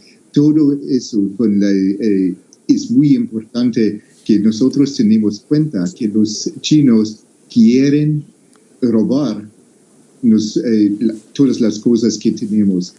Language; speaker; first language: Spanish; non-native, fluent; English